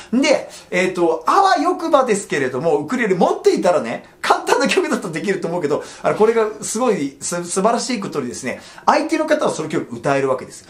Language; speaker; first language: Japanese; native; Japanese